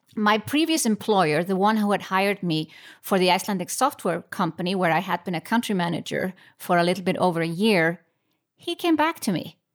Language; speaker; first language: English; non-native, fluent; Icelandic